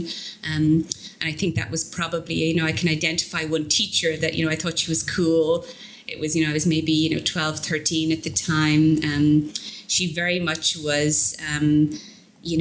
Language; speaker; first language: English; native; English